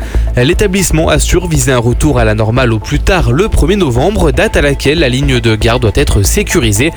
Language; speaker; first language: French; native; French